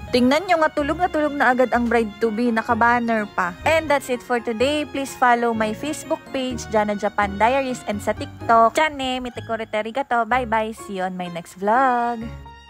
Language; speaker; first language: Filipino; native; Filipino